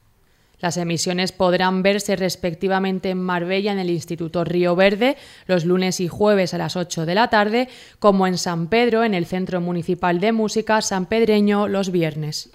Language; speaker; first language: Spanish; native; Spanish